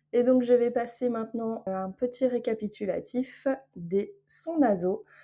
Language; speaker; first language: French; native; French